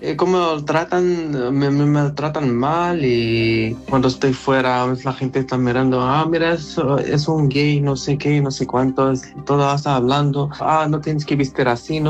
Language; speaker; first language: Spanish; non-native, learner; Arabic